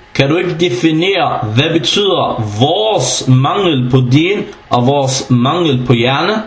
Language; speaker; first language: Danish; non-native, fluent; Arabic